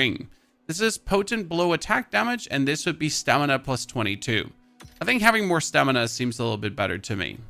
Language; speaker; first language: English; non-native, fluent; German